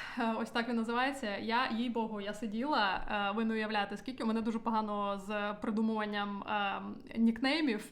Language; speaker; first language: Ukrainian; non-native, local second language; Russian